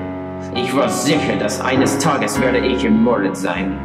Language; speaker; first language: German; non-native, learner; English